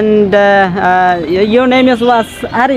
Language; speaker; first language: English; non-native, learner; Bangla